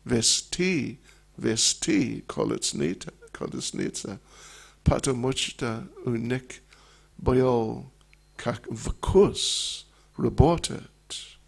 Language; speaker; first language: Russian; non-native, learner; English